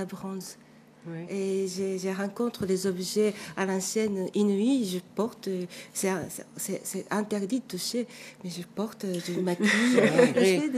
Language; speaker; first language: French; non-native, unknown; Japanese